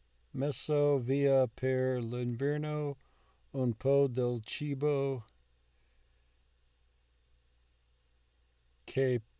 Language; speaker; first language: Italian; non-native, learner; English